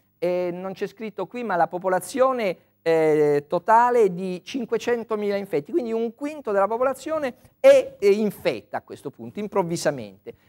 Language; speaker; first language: Italian; native; Italian